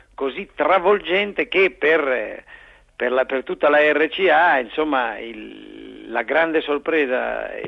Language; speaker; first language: Italian; native; Italian